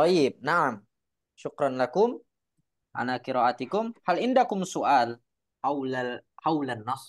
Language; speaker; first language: Arabic; non-native, fluent; Indonesian